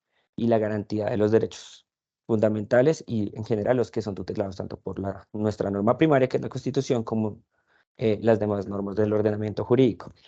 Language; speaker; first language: Spanish; native; Spanish